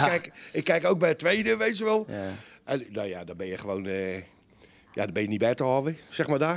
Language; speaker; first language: Dutch; native; Dutch